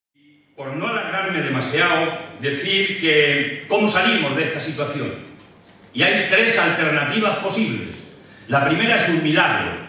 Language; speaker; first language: Spanish; native; Spanish